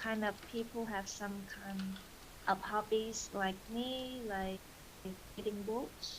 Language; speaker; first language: English; non-native, learner; Vietnamese